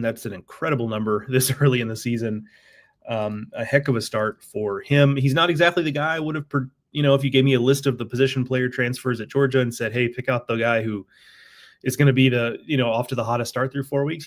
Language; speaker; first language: English; native; English